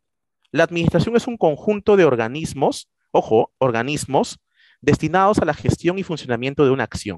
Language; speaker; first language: Spanish; native; Spanish